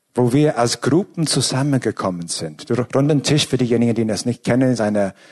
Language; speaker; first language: German; non-native, fluent; English